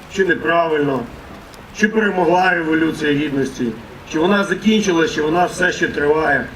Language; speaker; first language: Ukrainian; native; Ukrainian